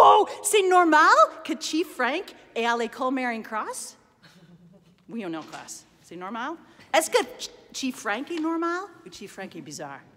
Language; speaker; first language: French; non-native, fluent; English